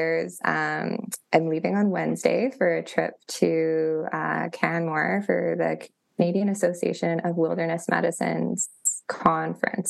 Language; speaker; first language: English; native; English